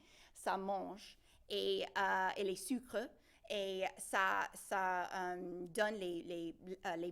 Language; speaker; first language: French; non-native, local second language; English